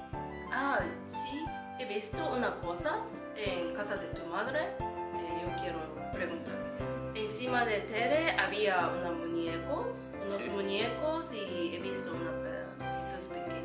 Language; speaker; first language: Spanish; non-native, learner; Japanese